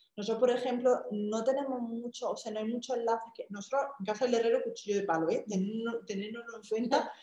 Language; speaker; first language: Spanish; native; Spanish